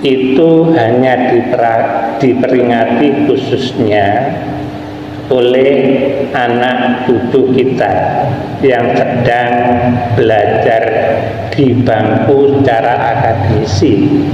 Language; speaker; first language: Indonesian; non-native, local second language; Javanese